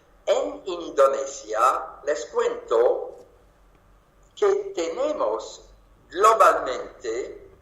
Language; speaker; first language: Spanish; non-native, fluent; French